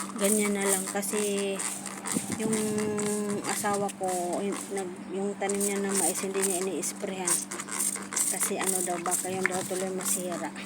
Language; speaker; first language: Filipino; non-native, local second language; Iloko